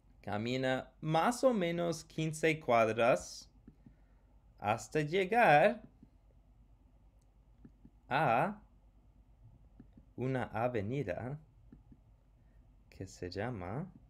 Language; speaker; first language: Spanish; non-native, fluent; English